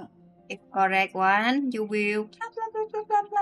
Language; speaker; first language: English; non-native, learner; Vietnamese